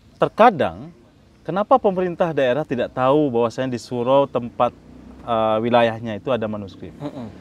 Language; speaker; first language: Indonesian; non-native, local second language; Minangkabau